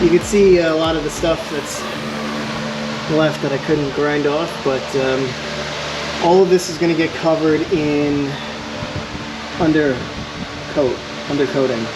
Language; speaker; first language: English; native; English